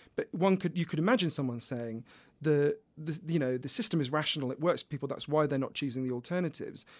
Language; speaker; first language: English; native; English